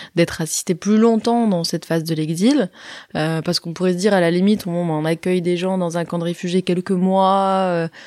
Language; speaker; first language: French; early bilingual, other home language; Arabic